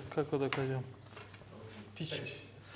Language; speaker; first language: Macedonian; non-native, learner; Turkish